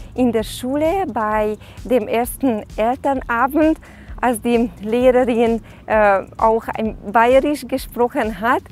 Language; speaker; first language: German; non-native, fluent; Hungarian